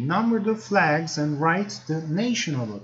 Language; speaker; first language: English; non-native, fluent; Turkish